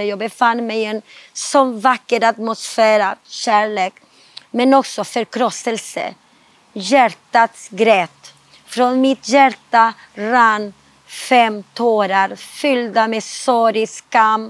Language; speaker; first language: Swedish; non-native, fluent; Spanish